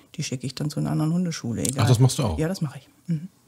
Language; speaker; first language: German; native; German